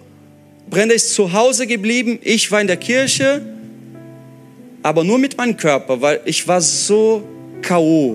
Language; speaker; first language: German; non-native, fluent; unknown